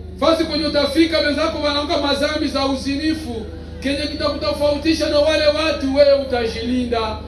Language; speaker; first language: Swahili; native; Swahili